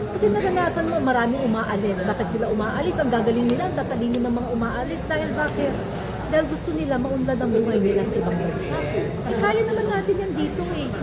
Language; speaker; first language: Filipino; native; Filipino